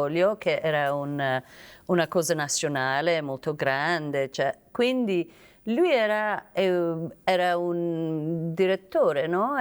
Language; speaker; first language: Italian; non-native, fluent; Persian